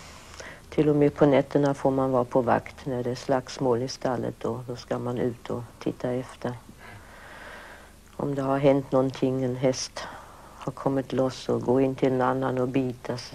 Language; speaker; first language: Swedish; early bilingual, other home language; German